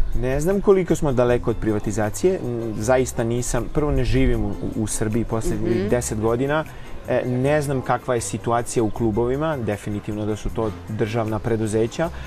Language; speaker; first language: Serbian; native; Serbian